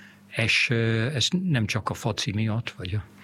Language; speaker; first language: Hungarian; early bilingual, heritage; English